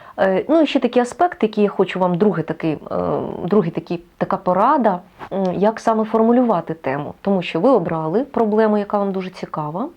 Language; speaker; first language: Ukrainian; native; Ukrainian